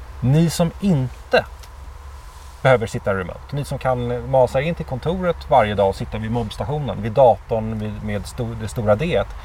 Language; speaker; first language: Swedish; native; Swedish